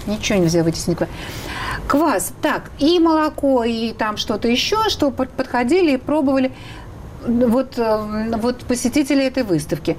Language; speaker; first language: Russian; native; Russian